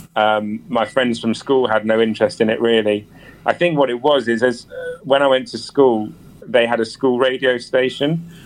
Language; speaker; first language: English; native; English